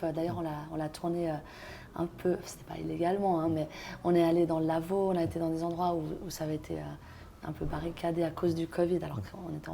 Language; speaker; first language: French; native; French